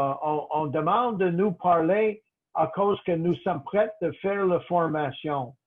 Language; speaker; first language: French; non-native, local second language; English